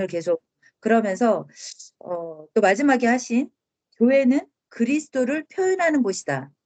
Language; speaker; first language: Korean; native; Korean